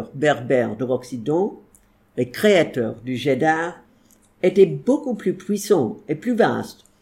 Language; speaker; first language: French; non-native, fluent; English